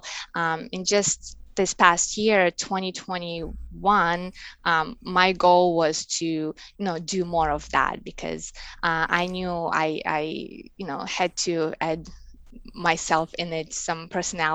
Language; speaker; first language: English; non-native, fluent; Russian